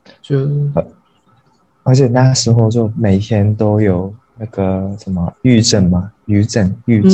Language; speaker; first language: Chinese; non-native, learner; Japanese